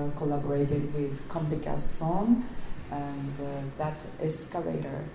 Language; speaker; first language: English; non-native, fluent; Japanese